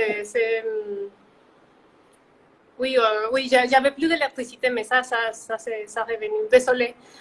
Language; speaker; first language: French; non-native, fluent; Spanish